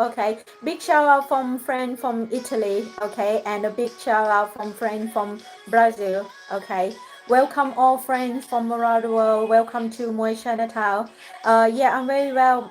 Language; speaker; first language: English; non-native, fluent; Thai